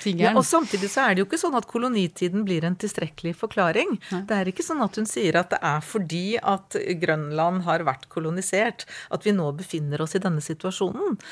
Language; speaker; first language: Norwegian; native; Norwegian